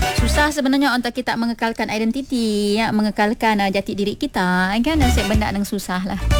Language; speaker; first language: Malay; non-native, local second language; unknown